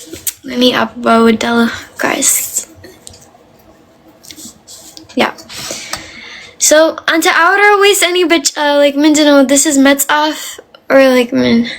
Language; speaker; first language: Amharic; early bilingual, heritage; Amharic